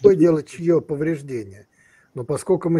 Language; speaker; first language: Russian; native; Russian